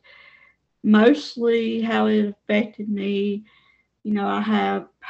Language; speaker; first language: English; native; English